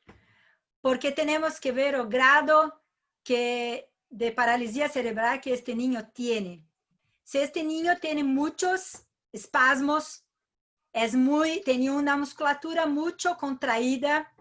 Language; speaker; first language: Spanish; non-native, learner; Portuguese